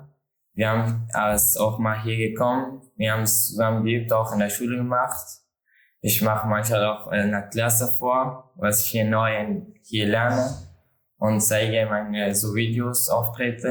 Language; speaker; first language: German; non-native, learner; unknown